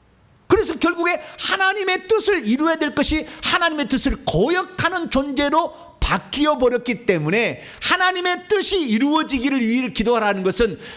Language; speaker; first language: Korean; native; Korean